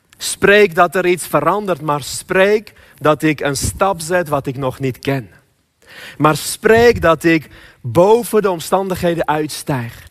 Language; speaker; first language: Dutch; non-native, fluent; Armenian